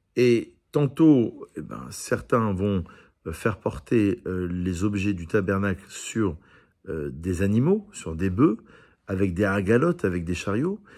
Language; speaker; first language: French; native; French